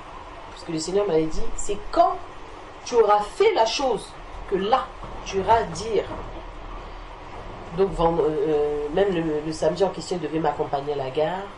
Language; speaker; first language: French; native; French